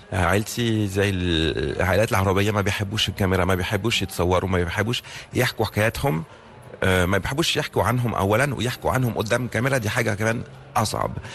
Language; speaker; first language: Arabic; early bilingual, heritage; Arabic